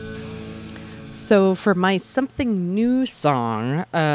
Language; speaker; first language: English; native; English